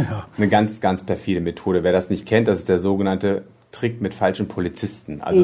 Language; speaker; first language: German; native; German